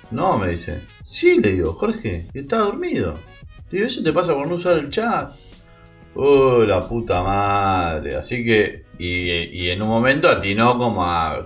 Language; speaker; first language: Spanish; native; Spanish